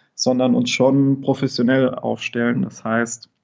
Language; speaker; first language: German; native; German